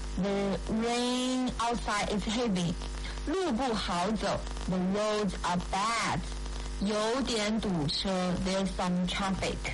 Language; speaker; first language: English; non-native, fluent; Chinese